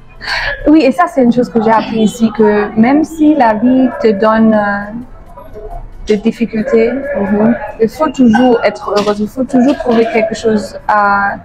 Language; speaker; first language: French; non-native, fluent; German